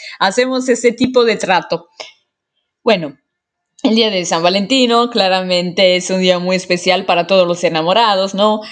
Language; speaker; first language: Spanish; non-native, fluent; Italian